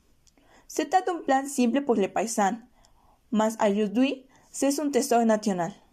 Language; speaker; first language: French; non-native, learner; Spanish